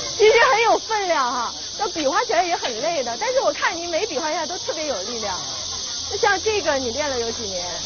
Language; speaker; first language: Chinese; native; Chinese